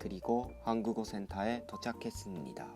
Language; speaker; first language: Korean; non-native, fluent; Japanese